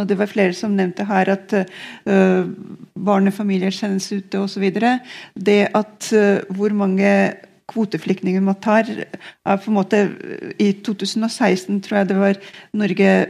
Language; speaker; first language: Norwegian; non-native, fluent; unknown